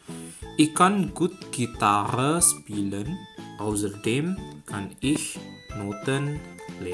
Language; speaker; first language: German; non-native, fluent; Indonesian